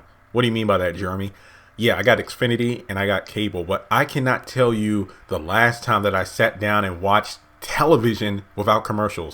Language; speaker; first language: English; native; English